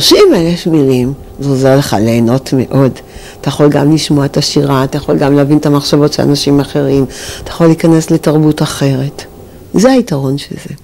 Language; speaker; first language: Hebrew; native; Hebrew